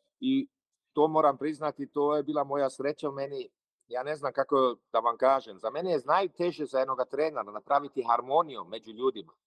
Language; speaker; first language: Croatian; early bilingual, heritage; Croatian